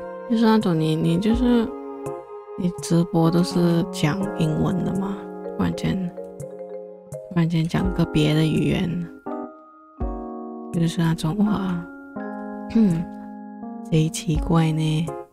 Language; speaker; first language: Chinese; early bilingual, other home language; English